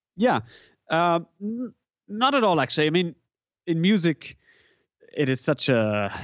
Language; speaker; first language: English; non-native, fluent; German